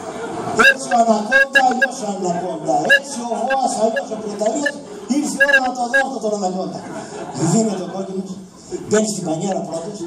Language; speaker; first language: Greek; native; Greek